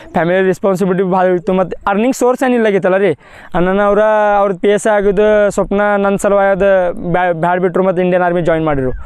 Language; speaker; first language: Kannada; non-native, local second language; Marathi